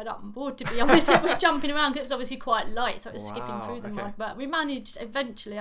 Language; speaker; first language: English; native; English